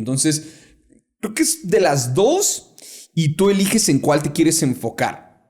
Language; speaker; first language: Spanish; native; Spanish